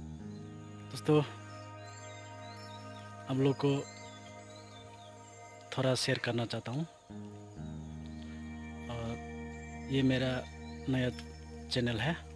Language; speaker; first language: Hindi; non-native, learner; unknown